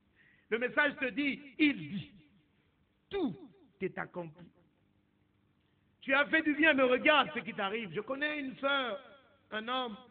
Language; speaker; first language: French; non-native, local second language; Lingala